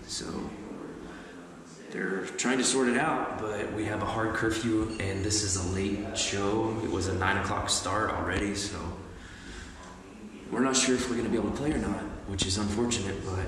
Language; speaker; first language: English; native; English